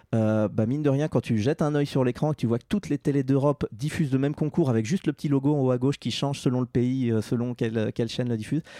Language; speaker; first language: French; native; French